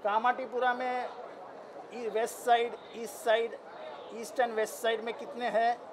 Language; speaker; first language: Hindi; non-native, local second language; Marathi